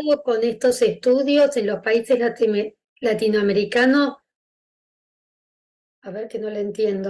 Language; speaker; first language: Spanish; native; Spanish